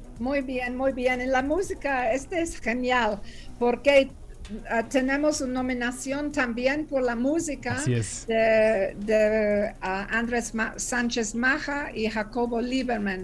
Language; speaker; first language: Spanish; non-native, learner; English